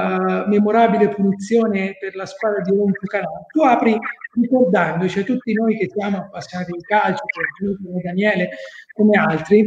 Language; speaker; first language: Italian; native; Italian